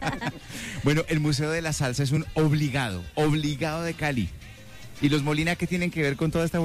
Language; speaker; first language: Spanish; native; Spanish